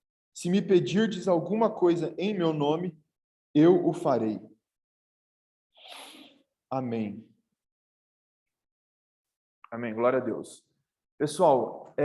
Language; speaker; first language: Portuguese; native; Portuguese